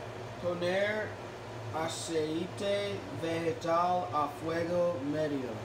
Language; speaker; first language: Spanish; non-native, learner; English